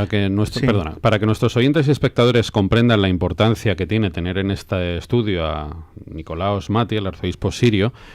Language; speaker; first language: Spanish; native; Spanish